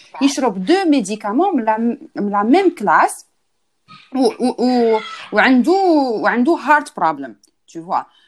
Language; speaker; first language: French; non-native, local second language; Arabic